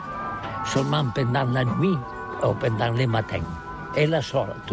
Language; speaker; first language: French; non-native, learner; Catalan